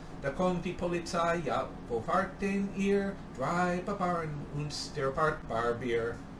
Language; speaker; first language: German; non-native, learner; English